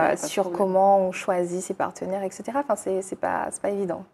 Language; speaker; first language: French; native; French